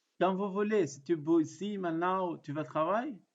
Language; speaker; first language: French; non-native, learner; Arabic